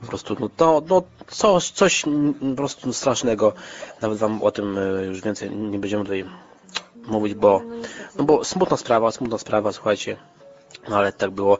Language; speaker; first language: Polish; native; Polish